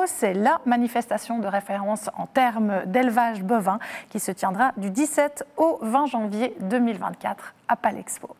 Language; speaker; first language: French; native; French